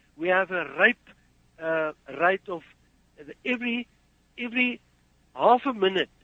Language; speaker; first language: English; non-native, fluent; Afrikaans